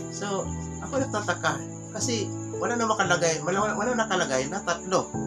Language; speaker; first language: Filipino; non-native, local second language; Cebuano